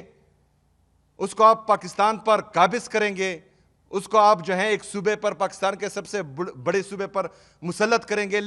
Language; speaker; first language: Urdu; non-native, local second language; Pashto